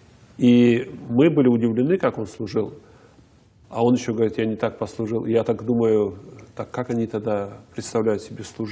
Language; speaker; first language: Russian; native; Russian